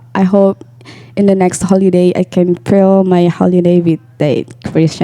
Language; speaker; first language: English; non-native, learner; Indonesian